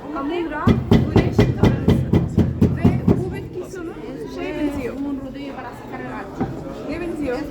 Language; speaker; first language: Turkish; non-native, learner; Arabic